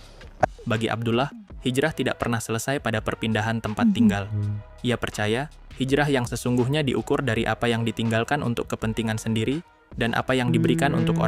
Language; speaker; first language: Indonesian; native; Indonesian